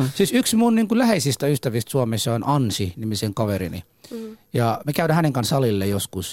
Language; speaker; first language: Finnish; early bilingual, other home language; Somali